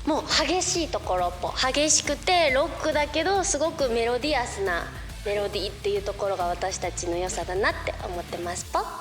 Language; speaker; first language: Japanese; native; Japanese